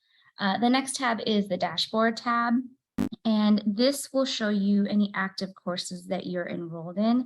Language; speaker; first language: English; native; English